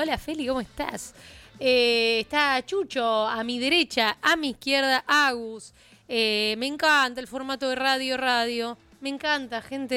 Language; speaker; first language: Spanish; native; Spanish